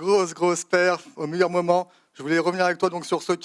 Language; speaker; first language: French; native; French